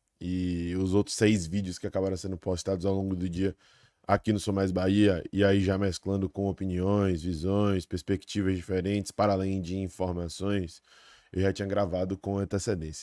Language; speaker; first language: Portuguese; native; Portuguese